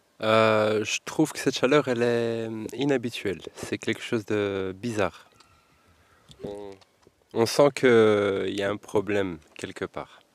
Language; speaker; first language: French; native; French